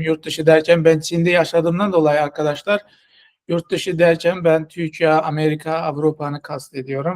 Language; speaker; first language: Turkish; non-native, fluent; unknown